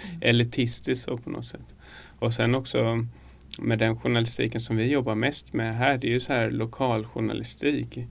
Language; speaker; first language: Swedish; native; Swedish